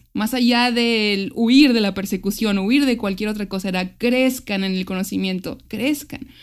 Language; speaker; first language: Spanish; native; Spanish